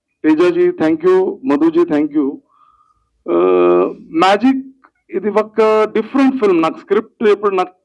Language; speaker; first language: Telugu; early bilingual, heritage; Telugu